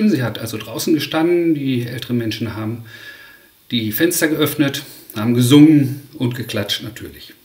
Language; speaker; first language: German; native; German